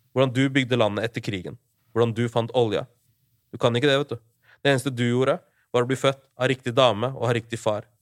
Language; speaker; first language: Norwegian; early bilingual, other home language; Urdu